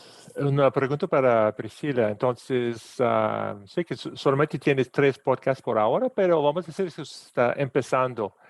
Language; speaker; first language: Spanish; non-native, fluent; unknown